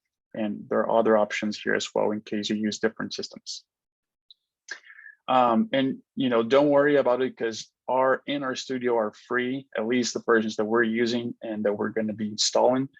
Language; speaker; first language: English; non-native, fluent; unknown